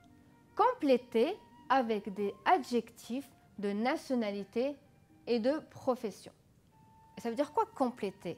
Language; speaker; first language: French; non-native, fluent; Arabic